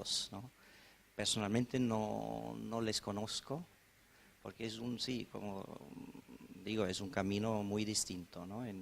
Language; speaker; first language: Spanish; non-native, fluent; German